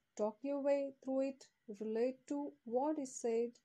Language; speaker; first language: English; non-native, local second language; Kannada